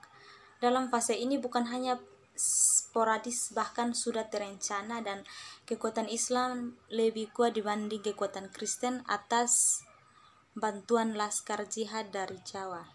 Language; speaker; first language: Indonesian; native; Indonesian